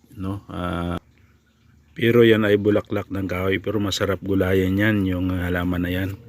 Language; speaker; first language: Filipino; non-native, local second language; Cebuano